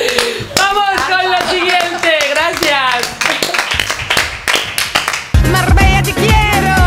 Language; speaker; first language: Spanish; native; Spanish